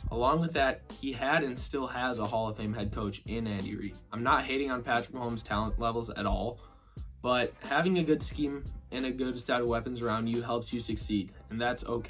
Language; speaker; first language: English; native; English